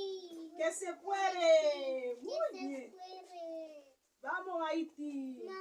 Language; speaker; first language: Spanish; non-native, learner; Haitian Creole